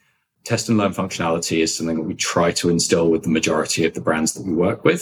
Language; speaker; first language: English; native; English